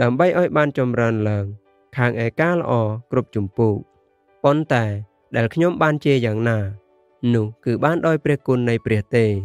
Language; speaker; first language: Khmer; native; Khmer